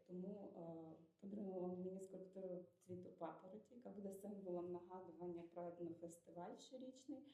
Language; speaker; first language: Ukrainian; native; Ukrainian